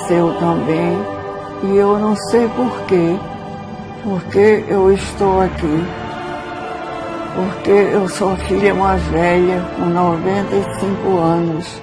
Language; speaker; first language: Portuguese; early bilingual, other home language; Swedish